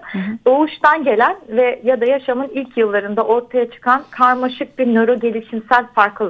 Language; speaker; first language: Turkish; native; Turkish